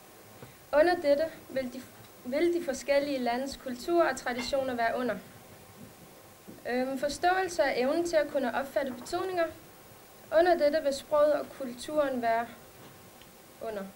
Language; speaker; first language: Danish; non-native, local second language; Kalaallisut